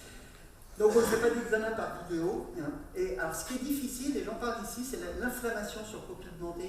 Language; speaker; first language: French; native; French